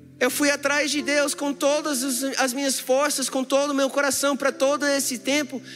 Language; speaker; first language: Portuguese; non-native, fluent; English